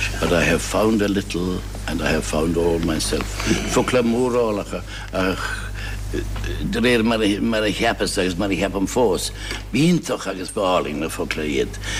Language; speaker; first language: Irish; non-native, fluent; English